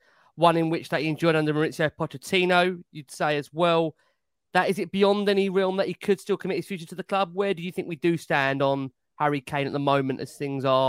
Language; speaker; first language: English; native; English